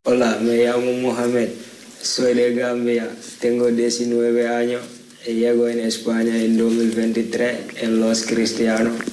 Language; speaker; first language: Spanish; non-native, learner; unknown